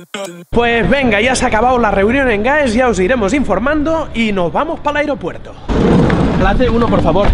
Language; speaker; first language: Spanish; native; Spanish